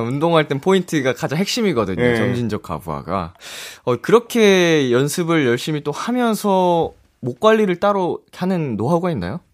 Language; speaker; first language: Korean; native; Korean